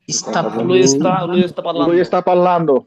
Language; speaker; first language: Italian; non-native, learner; Bangla